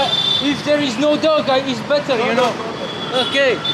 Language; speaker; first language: English; non-native, learner; French